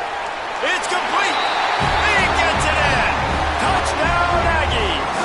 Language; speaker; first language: English; native; English